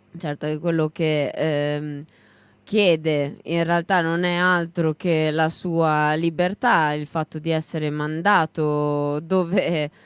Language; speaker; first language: Italian; native; Italian